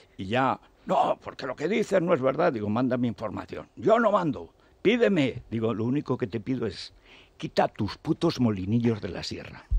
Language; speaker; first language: Spanish; native; Spanish